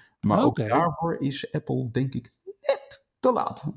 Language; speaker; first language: Dutch; native; Dutch